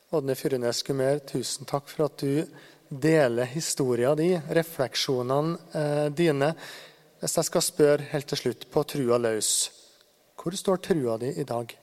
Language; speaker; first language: Norwegian; native; Norwegian